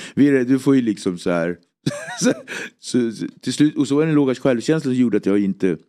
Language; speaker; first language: Swedish; native; Swedish